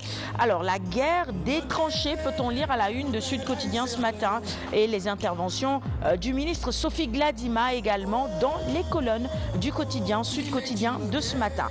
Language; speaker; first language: French; non-native, local second language; Wolof